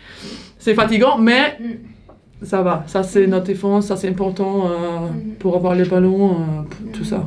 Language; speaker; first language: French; non-native, learner; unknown